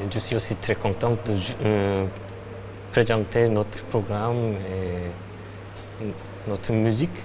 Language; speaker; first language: French; non-native, learner; Korean